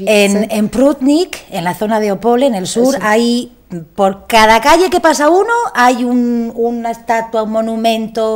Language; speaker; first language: Spanish; native; Spanish